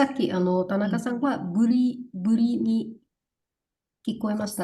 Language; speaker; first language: Japanese; non-native, fluent; Indonesian